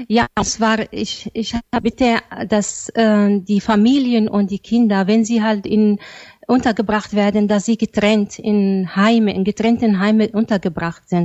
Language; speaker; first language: German; non-native, fluent; Arabic